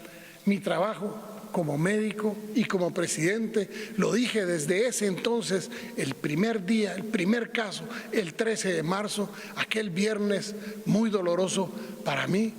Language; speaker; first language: Spanish; native; Spanish